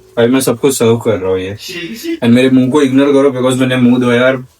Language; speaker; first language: Hindi; non-native, local second language; Marathi